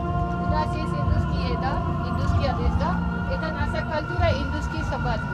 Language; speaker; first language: Russian; non-native, learner; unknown